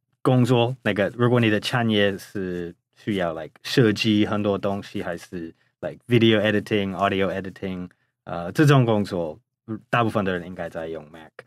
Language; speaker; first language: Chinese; non-native, fluent; English